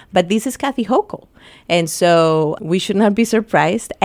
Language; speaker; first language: English; early bilingual, other home language; Spanish